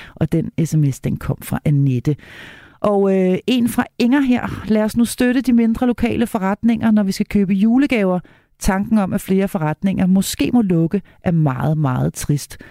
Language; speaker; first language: Danish; native; Danish